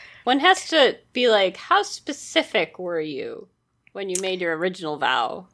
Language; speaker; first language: English; native; English